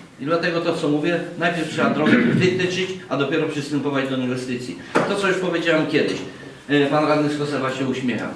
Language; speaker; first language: Polish; native; Polish